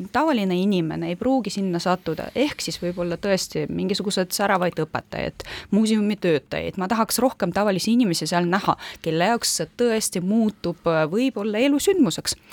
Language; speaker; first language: Estonian; non-native, local second language; Russian